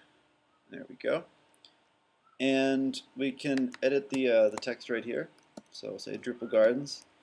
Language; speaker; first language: English; native; English